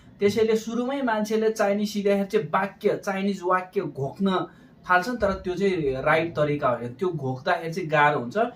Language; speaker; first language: Nepali; native; Nepali